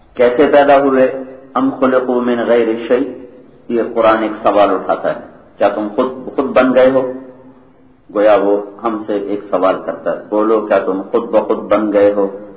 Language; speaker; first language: Urdu; non-native, local second language; Punjabi